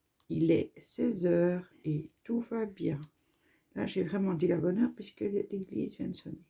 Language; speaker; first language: French; native; French